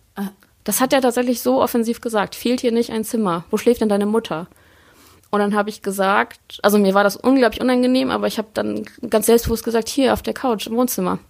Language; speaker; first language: German; early bilingual, other home language; Polish